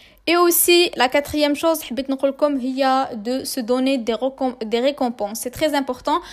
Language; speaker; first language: French; non-native, local second language; Arabic